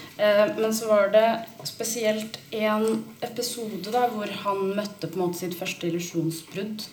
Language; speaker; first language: Norwegian; native; Norwegian